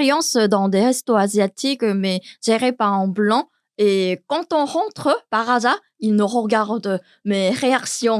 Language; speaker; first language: French; non-native, learner; Korean